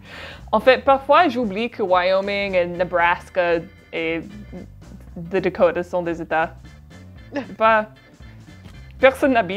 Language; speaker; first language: French; non-native, fluent; English